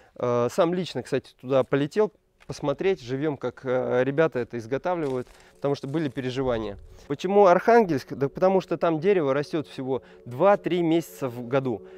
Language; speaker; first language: Russian; native; Russian